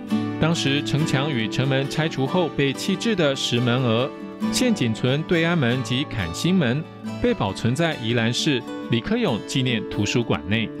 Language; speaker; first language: Chinese; native; Chinese